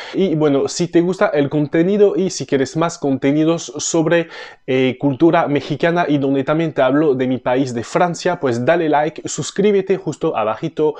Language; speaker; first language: Spanish; non-native, fluent; French